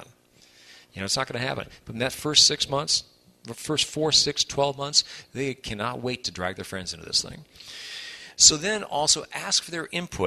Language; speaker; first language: English; native; English